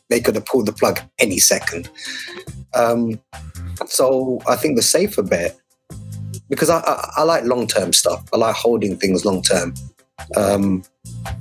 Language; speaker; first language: English; native; English